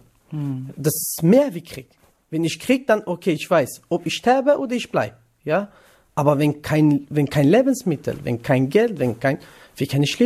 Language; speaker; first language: German; non-native, learner; Kurdish